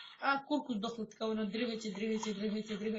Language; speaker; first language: Ukrainian; native; Ukrainian